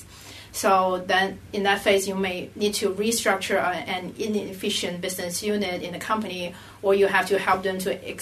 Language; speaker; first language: English; non-native, local second language; Cantonese